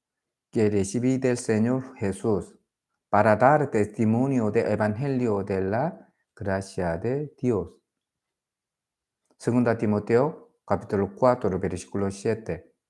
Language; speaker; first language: Spanish; non-native, learner; Korean